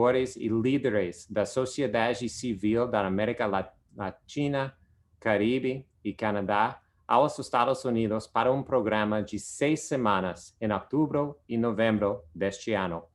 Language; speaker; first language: Portuguese; non-native, fluent; English